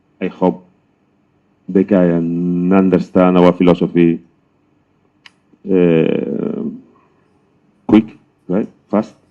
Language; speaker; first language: English; non-native, learner; Spanish